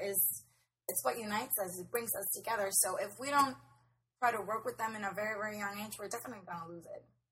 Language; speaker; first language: English; non-native, local second language; Spanish